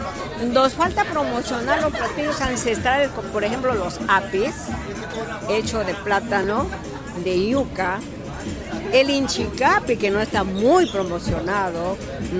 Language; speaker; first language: Spanish; native; Spanish